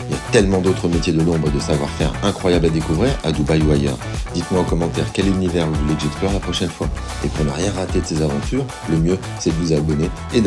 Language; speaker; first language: French; native; French